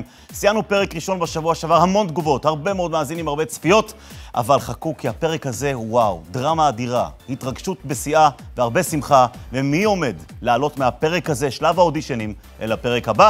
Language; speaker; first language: Hebrew; native; Hebrew